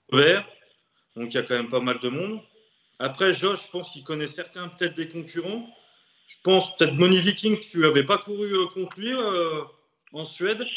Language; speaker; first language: French; native; French